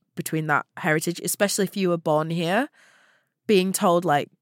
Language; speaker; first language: English; native; English